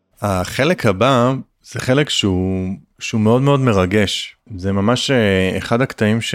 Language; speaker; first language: Hebrew; native; Hebrew